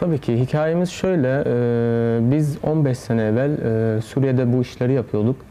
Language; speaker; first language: Turkish; non-native, fluent; Arabic